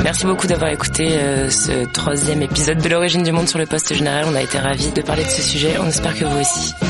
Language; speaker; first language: French; native; French